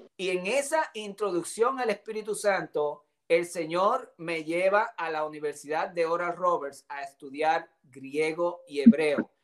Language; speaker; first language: Spanish; native; Spanish